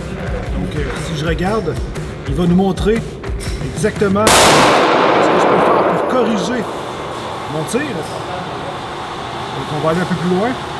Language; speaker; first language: French; native; French